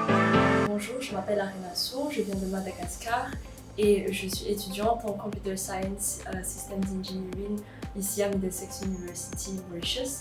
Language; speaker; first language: French; non-native, local second language; Malagasy